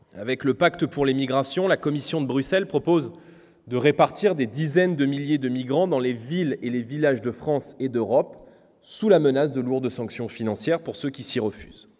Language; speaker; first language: French; native; French